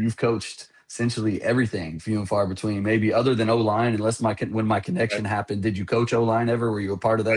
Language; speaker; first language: English; native; English